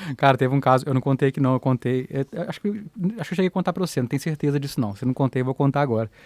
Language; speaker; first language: Portuguese; native; Portuguese